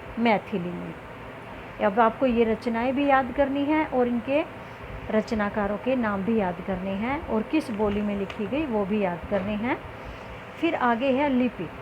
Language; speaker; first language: Hindi; native; Hindi